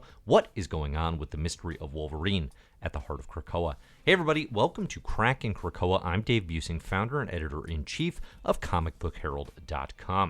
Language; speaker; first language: English; native; English